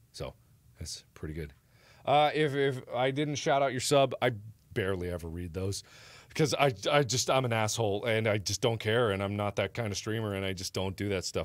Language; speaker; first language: English; native; English